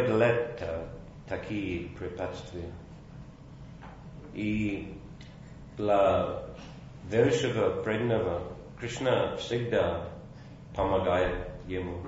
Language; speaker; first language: Russian; non-native, fluent; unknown